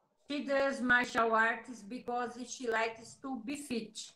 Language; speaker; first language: English; non-native, learner; Portuguese